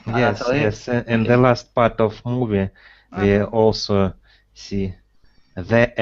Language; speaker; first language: English; non-native, learner; Russian